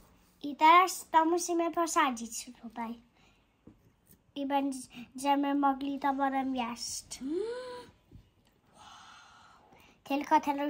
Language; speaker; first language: Polish; early bilingual, heritage; Polish